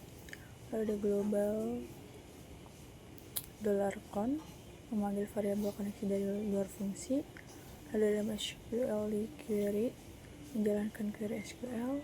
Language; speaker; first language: Indonesian; native; Indonesian